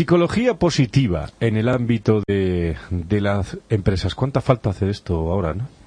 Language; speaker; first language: Spanish; native; Spanish